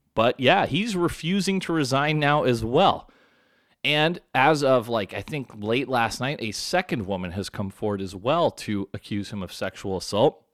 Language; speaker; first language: English; native; English